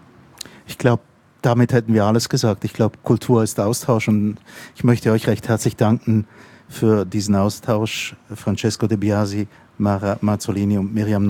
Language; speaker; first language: German; native; German